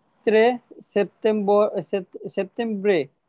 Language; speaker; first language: Italian; non-native, learner; Bangla